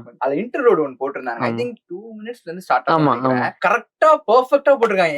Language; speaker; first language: Tamil; native; Tamil